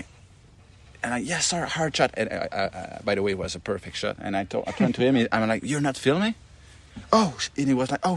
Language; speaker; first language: English; non-native, fluent; French